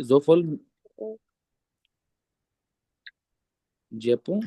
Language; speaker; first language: German; non-native, learner; Bangla